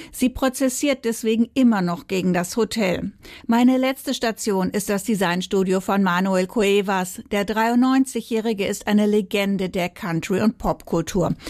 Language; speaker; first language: German; native; German